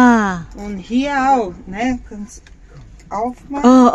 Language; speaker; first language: German; non-native, learner; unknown